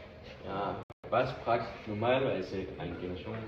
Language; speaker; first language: German; non-native, fluent; Danish